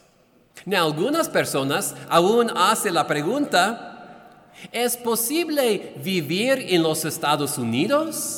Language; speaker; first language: Spanish; non-native, fluent; English